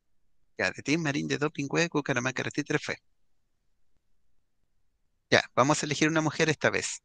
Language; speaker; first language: Spanish; native; Spanish